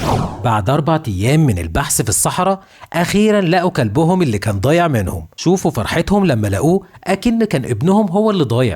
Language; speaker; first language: Arabic; native; Arabic